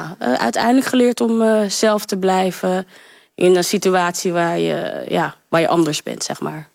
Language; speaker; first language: Dutch; early bilingual, other home language; Sranan Tongo